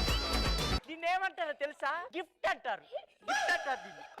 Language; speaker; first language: Telugu; native; Telugu